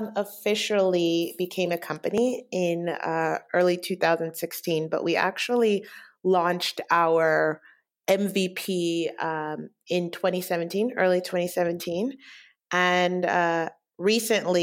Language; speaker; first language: English; native; English